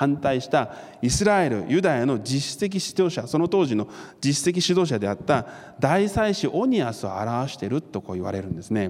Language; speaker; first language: Japanese; non-native, fluent; Korean